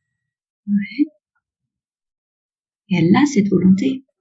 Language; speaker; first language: French; native; French